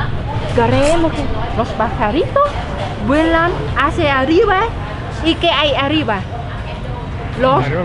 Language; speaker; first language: Spanish; non-native, learner; Vietnamese